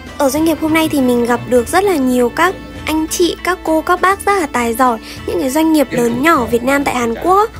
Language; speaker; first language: Vietnamese; early bilingual, heritage; Vietnamese